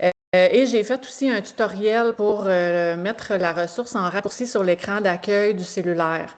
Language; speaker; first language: French; native; French